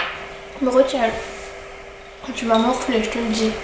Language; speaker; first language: French; native; French